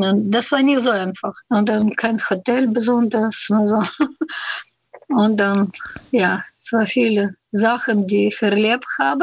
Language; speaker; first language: German; non-native, fluent; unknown